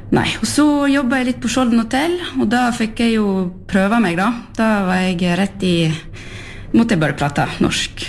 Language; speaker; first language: Norwegian; early bilingual, heritage; French